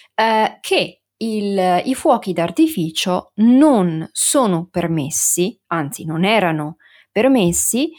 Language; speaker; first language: Italian; native; Italian